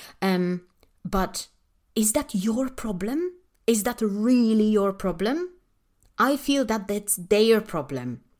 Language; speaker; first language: English; non-native, fluent; Polish